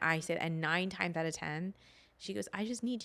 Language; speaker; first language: English; native; English